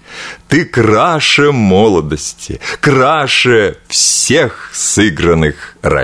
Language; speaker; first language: Russian; native; Russian